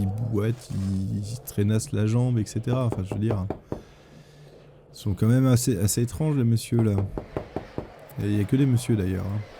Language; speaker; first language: French; native; French